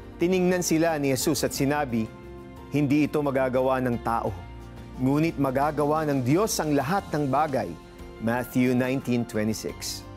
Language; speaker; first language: Filipino; native; Filipino